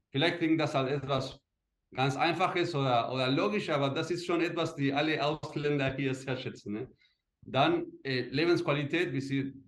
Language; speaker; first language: German; early bilingual, heritage; Spanish